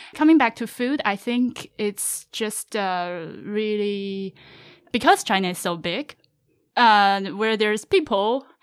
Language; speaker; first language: English; non-native, fluent; Chinese